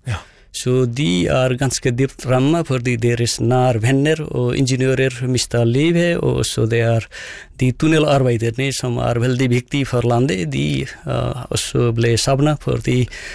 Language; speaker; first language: Norwegian; non-native, fluent; Nepali